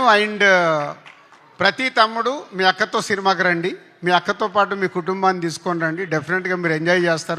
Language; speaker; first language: Telugu; native; Telugu